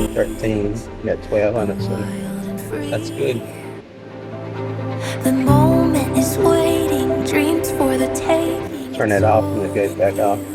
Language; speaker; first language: English; native; English